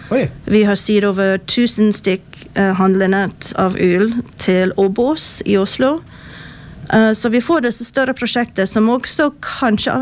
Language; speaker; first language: Swedish; non-native, fluent; English